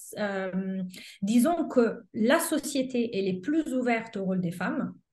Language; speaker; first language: French; non-native, fluent; Italian